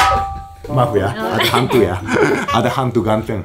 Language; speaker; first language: Indonesian; non-native, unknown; Japanese